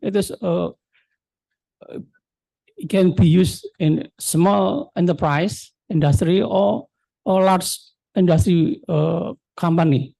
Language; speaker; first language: English; non-native, learner; Indonesian